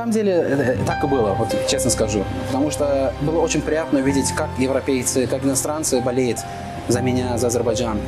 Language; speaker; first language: Russian; non-native, fluent; Azerbaijani